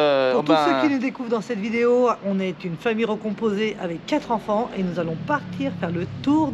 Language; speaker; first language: French; native; French